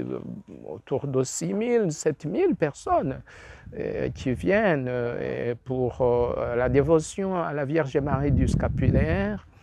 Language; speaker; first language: French; non-native, local second language; Rundi